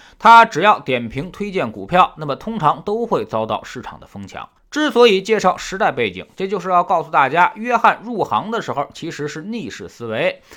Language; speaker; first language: Chinese; native; Chinese